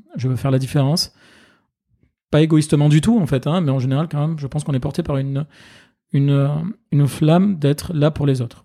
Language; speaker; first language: French; native; French